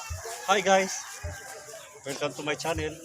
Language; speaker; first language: English; non-native, local second language; Cebuano